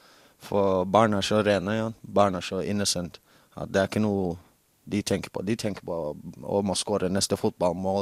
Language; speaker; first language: Norwegian; non-native, fluent; English